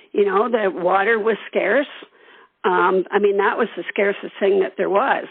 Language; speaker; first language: English; native; English